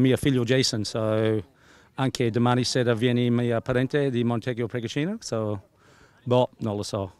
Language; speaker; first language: Italian; early bilingual, heritage; English